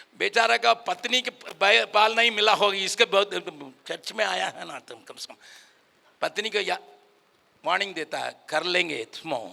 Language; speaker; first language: Hindi; non-native, local second language; Tamil